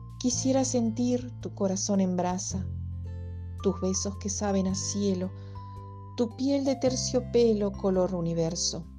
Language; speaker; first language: Spanish; early bilingual, heritage; Spanish